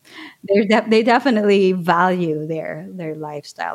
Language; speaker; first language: English; non-native, local second language; Filipino